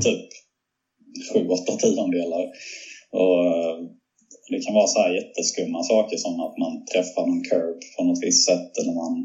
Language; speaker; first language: Swedish; native; Swedish